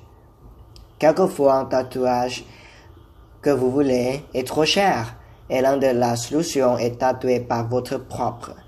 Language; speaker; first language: French; non-native, learner; Thai